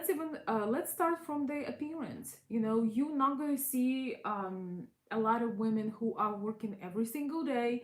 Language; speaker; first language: English; non-native, fluent; Russian